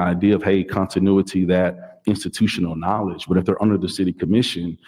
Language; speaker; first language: English; native; English